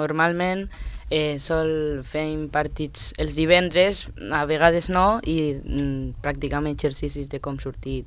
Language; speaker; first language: Catalan; non-native, local second language; Spanish